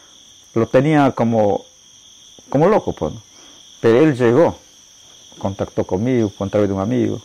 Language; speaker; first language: Spanish; non-native, local second language; Shipibo-Conibo